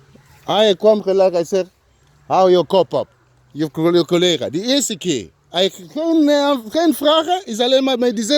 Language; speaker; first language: Dutch; non-native, learner; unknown